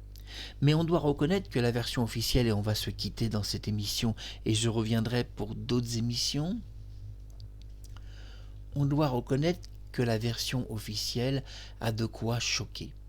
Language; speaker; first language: French; native; French